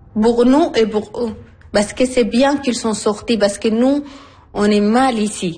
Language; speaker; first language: French; non-native, learner; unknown